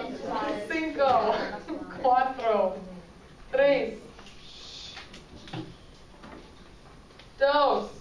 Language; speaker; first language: Spanish; non-native, fluent; English